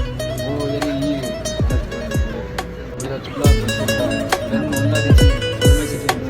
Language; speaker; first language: Turkish; non-native, learner; English